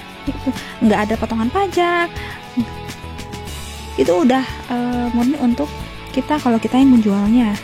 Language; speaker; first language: Indonesian; native; Indonesian